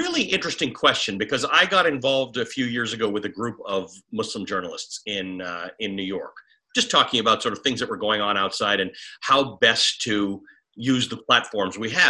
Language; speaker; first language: English; native; English